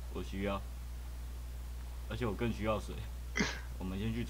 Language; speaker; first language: Chinese; native; Chinese